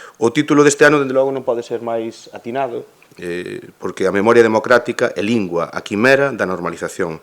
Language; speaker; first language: Galician; native; Galician